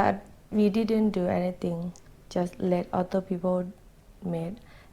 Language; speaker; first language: English; non-native, learner; Thai